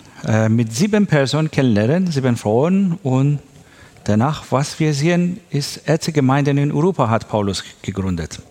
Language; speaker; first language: German; non-native, learner; Persian